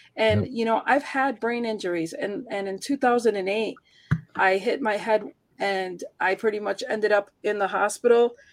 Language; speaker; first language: English; early bilingual, heritage; Spanish